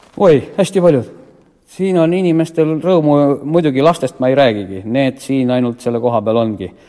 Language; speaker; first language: Estonian; native; Estonian